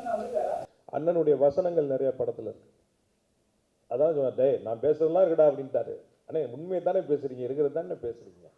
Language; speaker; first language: Tamil; native; Tamil